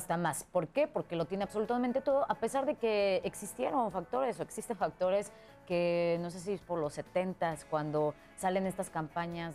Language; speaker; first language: Spanish; native; Spanish